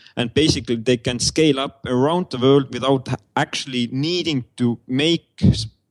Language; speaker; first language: English; non-native, fluent; Estonian